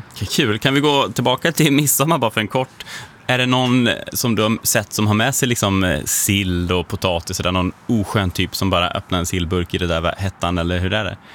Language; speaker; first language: Swedish; native; Swedish